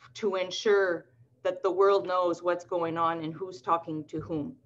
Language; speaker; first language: English; non-native, local second language; French